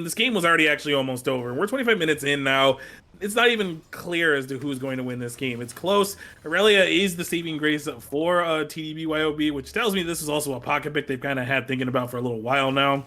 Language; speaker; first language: English; native; English